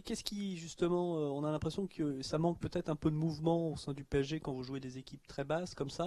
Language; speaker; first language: French; native; French